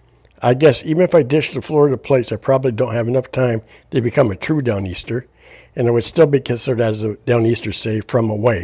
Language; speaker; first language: English; native; English